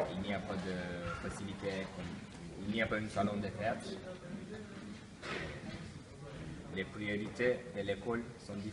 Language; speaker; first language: French; non-native, learner; Turkish